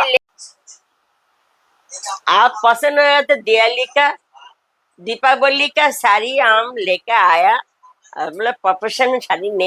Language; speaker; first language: Hindi; non-native, local second language; Bangla